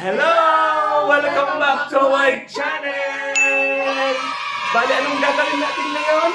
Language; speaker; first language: Filipino; non-native, local second language; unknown